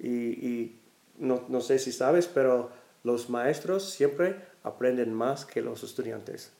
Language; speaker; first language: Spanish; non-native, fluent; English